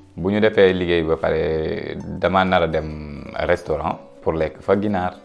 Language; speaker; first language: Wolof; non-native, local second language; Soninke